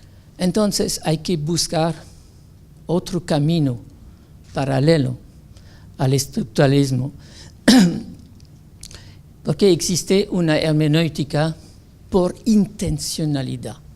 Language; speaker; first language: Spanish; non-native, fluent; French